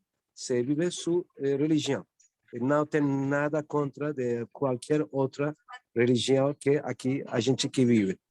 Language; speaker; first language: Portuguese; non-native, learner; Turkish